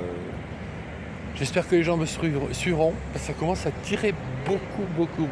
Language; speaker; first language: French; native; French